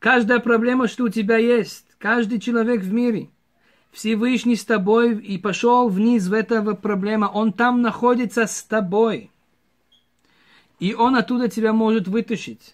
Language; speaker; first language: Russian; early bilingual, heritage; Hebrew